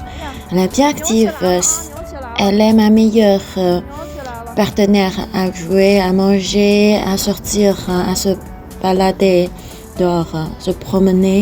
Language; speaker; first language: French; non-native, fluent; Chinese